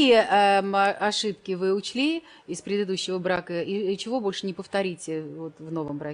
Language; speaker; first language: Russian; native; Russian